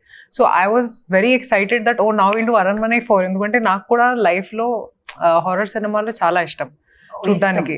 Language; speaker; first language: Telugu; non-native, fluent; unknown